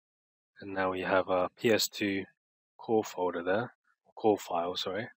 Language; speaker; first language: English; native; English